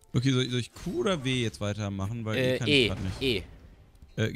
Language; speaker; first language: German; native; German